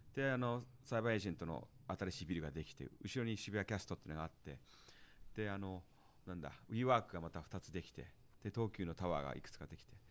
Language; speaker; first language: Japanese; early bilingual, heritage; Japanese